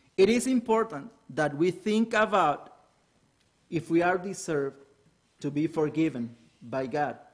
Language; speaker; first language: English; non-native, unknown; Spanish